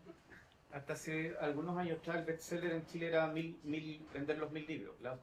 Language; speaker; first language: Spanish; native; Spanish